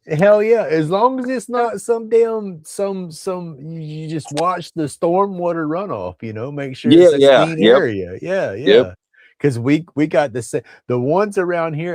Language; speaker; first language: English; native; English